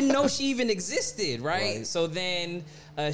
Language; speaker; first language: English; native; English